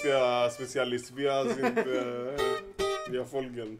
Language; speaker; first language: German; non-native, learner; Greek